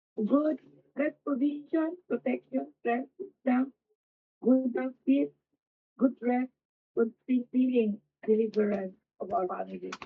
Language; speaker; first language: English; non-native, local second language; Filipino